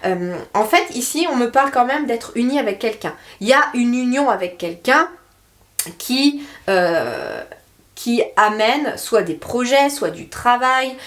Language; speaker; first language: French; native; French